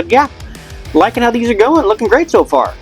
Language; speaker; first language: English; native; English